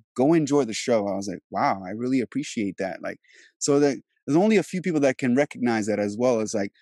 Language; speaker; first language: English; early bilingual, other home language; Albanian